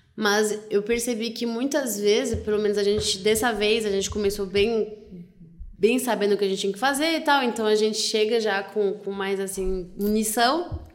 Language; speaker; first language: Portuguese; non-native, fluent; French